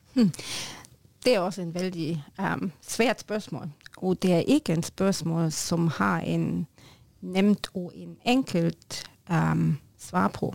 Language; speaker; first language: Norwegian; non-native, learner; German